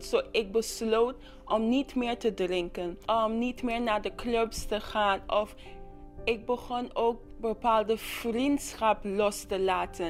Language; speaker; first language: Dutch; non-native, local second language; English